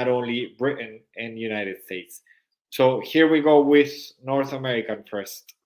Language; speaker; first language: English; non-native, fluent; Spanish